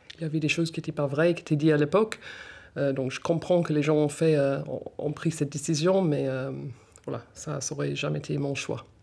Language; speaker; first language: French; non-native, fluent; English